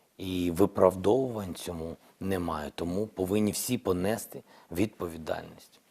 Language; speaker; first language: Ukrainian; non-native, local second language; Russian